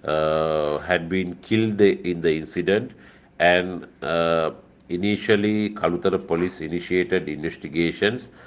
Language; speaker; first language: English; non-native, local second language; Sinhala